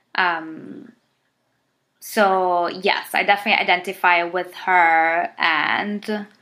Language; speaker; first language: English; non-native, fluent; Italian